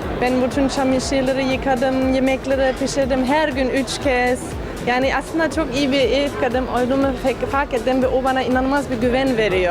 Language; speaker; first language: Turkish; non-native, fluent; German